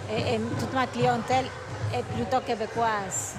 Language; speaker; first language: French; non-native, fluent; Spanish